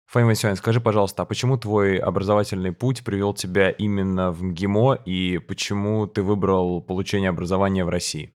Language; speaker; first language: Russian; native; Russian